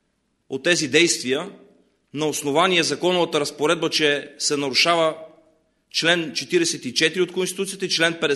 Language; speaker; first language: Bulgarian; native; Bulgarian